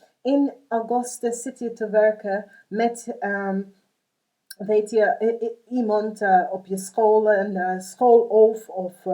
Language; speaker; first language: Dutch; non-native, fluent; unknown